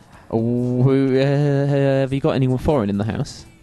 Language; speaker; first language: English; native; English